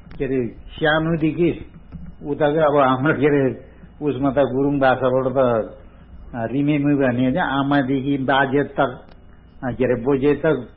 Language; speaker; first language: Nepali; non-native, local second language; Gurung